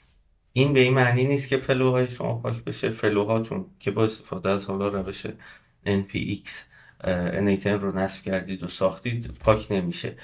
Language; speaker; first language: Persian; native; Persian